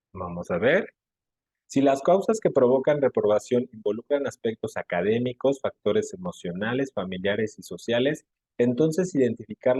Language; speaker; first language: Spanish; native; Spanish